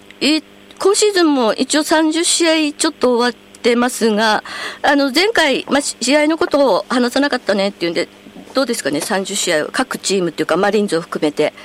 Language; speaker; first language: Japanese; native; Japanese